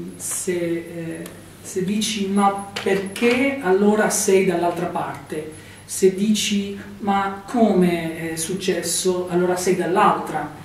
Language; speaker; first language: Italian; non-native, fluent; Arabic